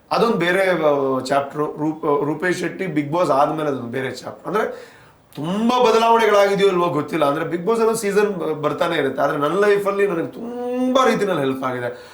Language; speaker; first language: Kannada; non-native, local second language; Tulu